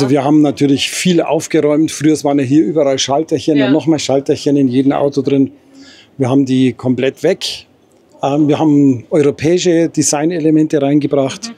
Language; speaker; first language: German; native; German